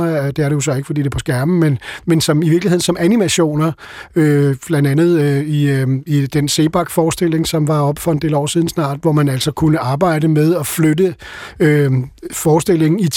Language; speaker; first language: Danish; native; Danish